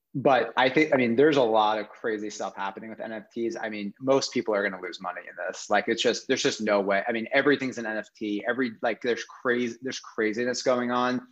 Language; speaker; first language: English; native; English